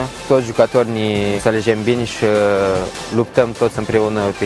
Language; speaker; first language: Romanian; early bilingual, heritage; Romanian